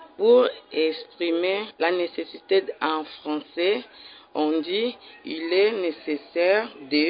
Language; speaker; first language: French; non-native, learner; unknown